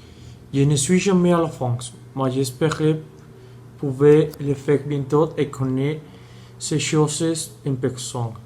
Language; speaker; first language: French; non-native, learner; Spanish